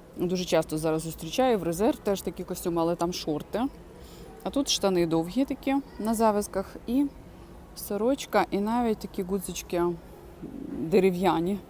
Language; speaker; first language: Ukrainian; non-native, local second language; Russian